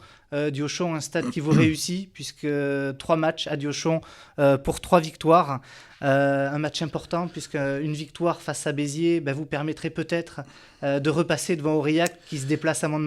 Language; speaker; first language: French; native; French